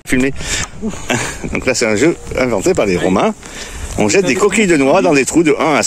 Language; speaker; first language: French; native; French